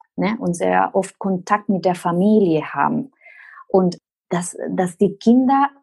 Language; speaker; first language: German; non-native, fluent; Spanish